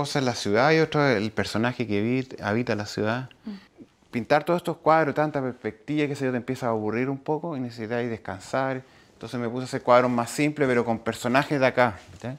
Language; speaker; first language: Spanish; native; Spanish